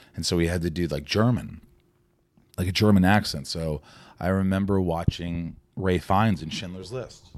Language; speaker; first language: English; native; English